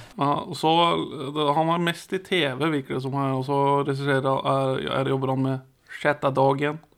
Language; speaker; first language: Norwegian; native; Norwegian